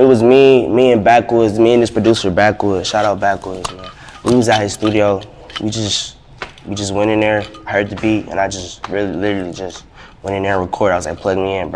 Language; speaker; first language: English; native; English